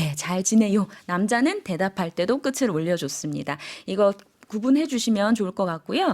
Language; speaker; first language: Korean; native; Korean